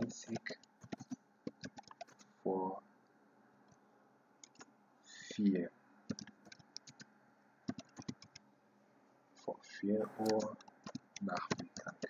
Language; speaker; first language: German; non-native, fluent; Amharic